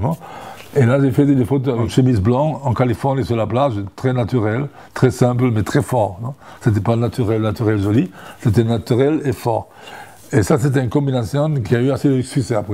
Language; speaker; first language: French; non-native, fluent; German